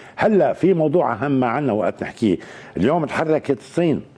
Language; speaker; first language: Arabic; native; Arabic